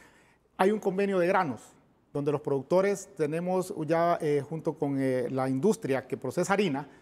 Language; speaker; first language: Spanish; native; Spanish